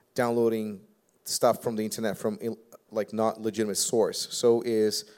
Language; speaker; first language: English; non-native, fluent; Portuguese